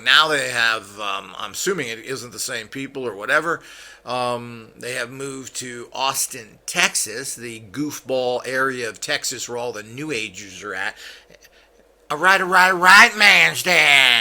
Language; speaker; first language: English; native; English